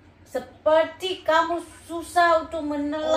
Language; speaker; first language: Indonesian; non-native, learner; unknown